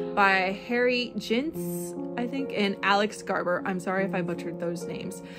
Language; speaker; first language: English; native; English